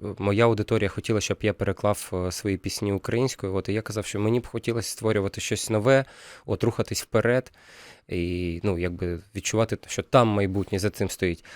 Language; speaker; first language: Ukrainian; non-native, local second language; Russian